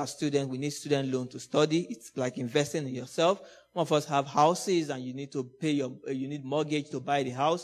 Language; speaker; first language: English; non-native, local second language; Yoruba